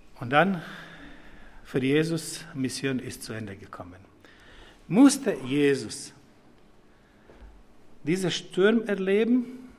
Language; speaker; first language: German; non-native, fluent; Serbian